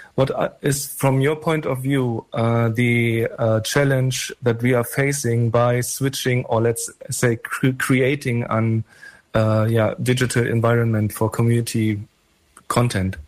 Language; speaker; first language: English; non-native, fluent; German